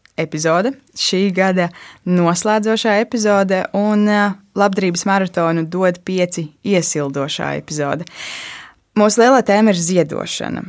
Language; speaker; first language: Latvian; native; Latvian